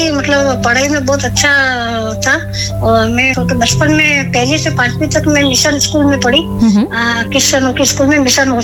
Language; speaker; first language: Hindi; native; Hindi